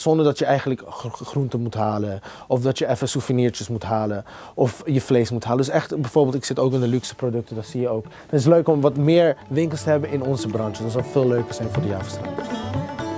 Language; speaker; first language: Dutch; non-native, fluent; English